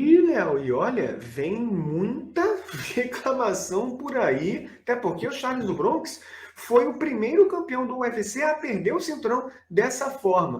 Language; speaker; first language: Portuguese; native; Portuguese